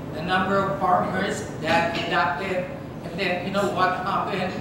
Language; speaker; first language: English; non-native, fluent; Vietnamese